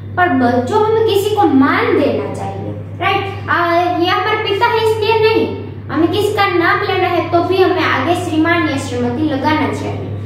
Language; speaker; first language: Hindi; non-native, local second language; Gujarati